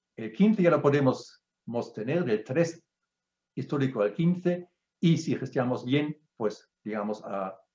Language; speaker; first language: Spanish; non-native, fluent; German